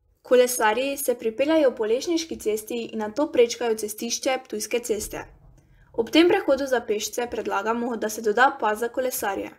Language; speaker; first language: Slovenian; native; Slovenian